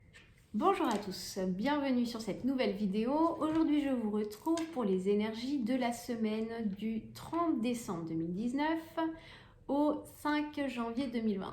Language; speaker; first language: French; native; French